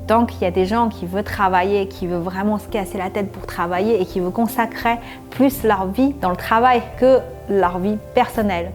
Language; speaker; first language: French; non-native, fluent; Chinese